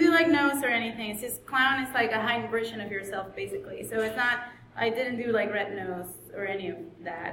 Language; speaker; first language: English; non-native, fluent; Spanish